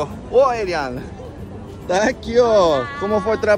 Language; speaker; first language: Portuguese; non-native, fluent; Japanese